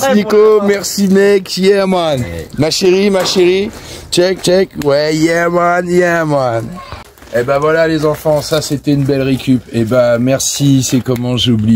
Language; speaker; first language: French; native; French